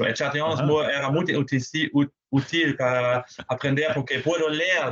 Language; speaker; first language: Spanish; non-native, fluent; German